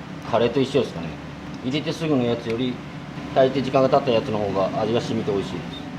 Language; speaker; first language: Japanese; native; Japanese